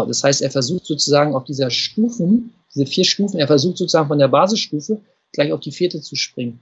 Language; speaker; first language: German; native; German